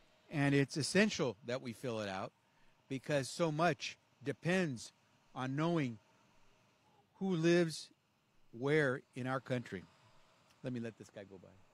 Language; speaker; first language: English; early bilingual, other home language; Spanish